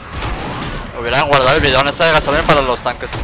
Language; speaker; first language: Spanish; native; Spanish